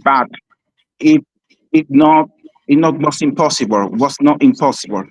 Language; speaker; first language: English; non-native, learner; Spanish